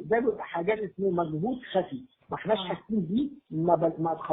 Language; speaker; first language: Arabic; native; Arabic